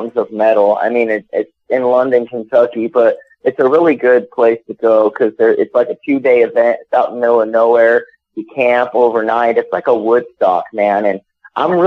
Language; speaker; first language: English; native; English